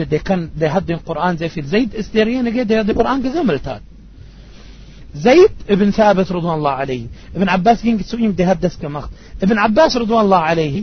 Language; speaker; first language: German; non-native, fluent; Arabic